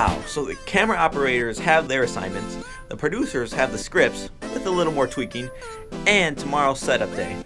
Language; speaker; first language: English; native; English